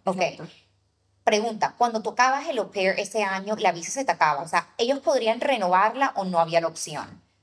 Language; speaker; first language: Spanish; native; Spanish